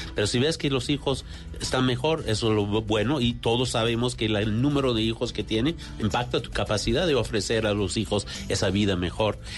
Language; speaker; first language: Spanish; non-native, fluent; English